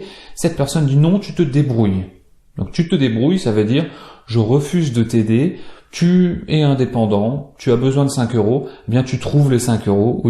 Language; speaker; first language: French; native; French